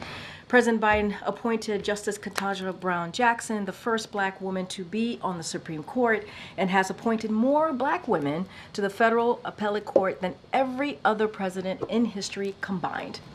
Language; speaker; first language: English; native; English